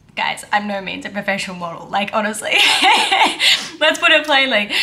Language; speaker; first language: English; native; English